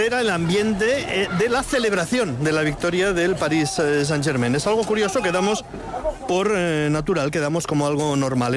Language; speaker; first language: Spanish; native; Spanish